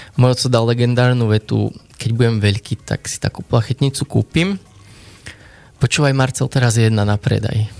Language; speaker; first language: Slovak; native; Slovak